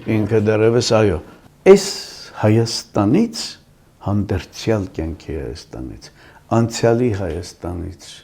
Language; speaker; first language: Armenian; native; Armenian